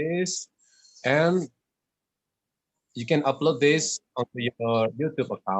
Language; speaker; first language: English; non-native, learner; Indonesian